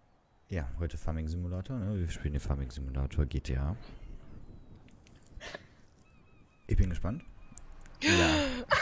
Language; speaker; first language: German; native; German